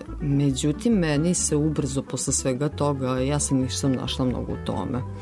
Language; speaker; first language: Serbian; native; Serbian